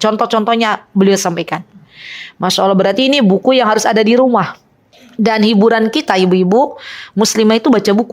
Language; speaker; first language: Indonesian; native; Indonesian